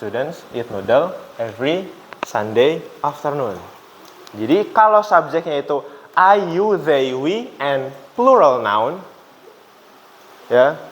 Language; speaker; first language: English; non-native, fluent; Indonesian